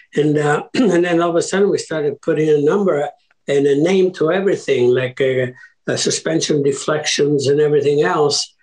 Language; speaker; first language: English; early bilingual, other home language; Italian